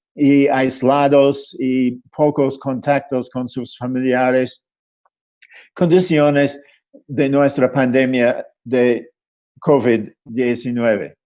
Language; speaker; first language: Spanish; non-native, fluent; English